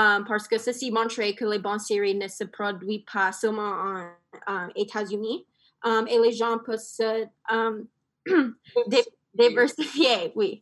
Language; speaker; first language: French; non-native, fluent; English